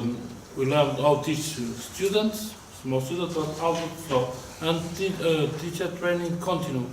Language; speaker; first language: English; non-native, fluent; Portuguese